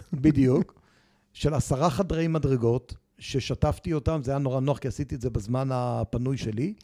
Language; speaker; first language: Hebrew; native; Hebrew